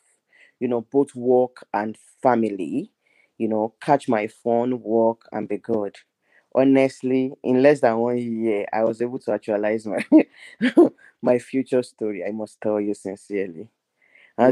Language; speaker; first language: English; non-native, local second language; Yoruba